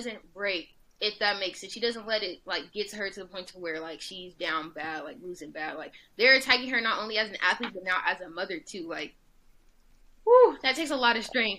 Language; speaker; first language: English; native; English